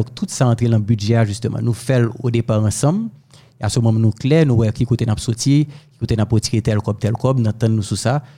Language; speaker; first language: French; non-native, local second language; Haitian Creole